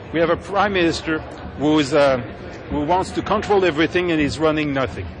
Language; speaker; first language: English; non-native, fluent; French